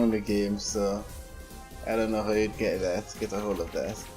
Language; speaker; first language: English; native; English